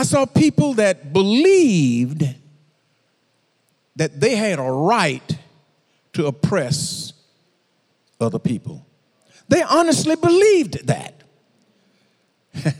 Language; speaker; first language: English; native; English